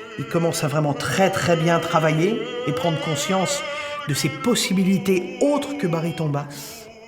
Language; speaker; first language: French; native; French